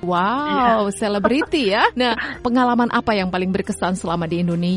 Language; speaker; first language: Indonesian; native; Indonesian